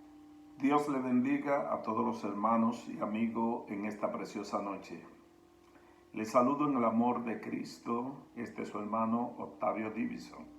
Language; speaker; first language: Spanish; native; Spanish